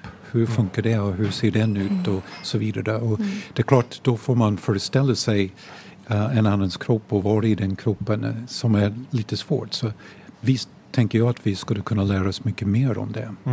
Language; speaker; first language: Swedish; non-native, fluent; English